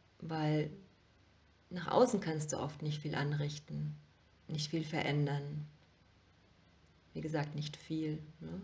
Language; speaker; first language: German; native; German